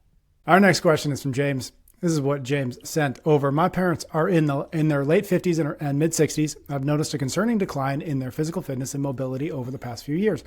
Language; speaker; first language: English; native; English